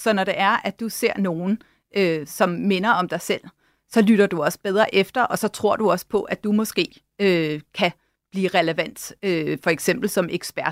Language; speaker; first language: Danish; native; Danish